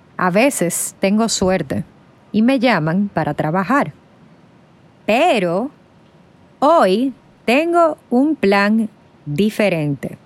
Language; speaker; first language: Spanish; native; Spanish